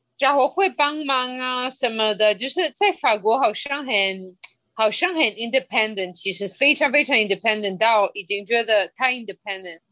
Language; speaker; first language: Chinese; non-native, fluent; Spanish